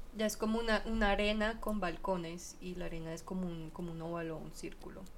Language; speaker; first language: Spanish; early bilingual, heritage; Spanish